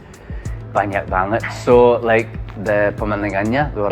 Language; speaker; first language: Indonesian; non-native, learner; English